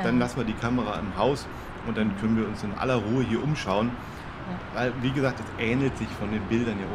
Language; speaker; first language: German; native; German